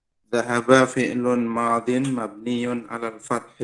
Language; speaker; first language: Arabic; non-native, learner; Indonesian